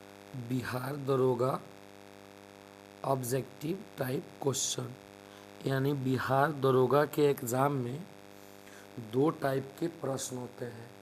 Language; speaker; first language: Hindi; native; Hindi